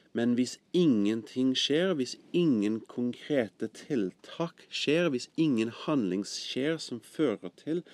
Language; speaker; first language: Norwegian; non-native, fluent; English